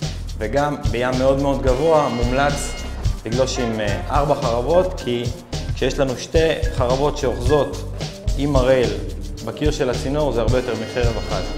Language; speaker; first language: Hebrew; native; Hebrew